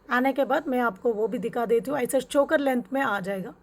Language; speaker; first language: Hindi; non-native, local second language; Telugu